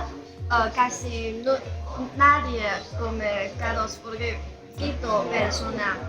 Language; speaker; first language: Spanish; non-native, learner; Chinese